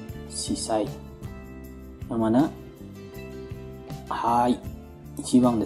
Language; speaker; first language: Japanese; non-native, fluent; Indonesian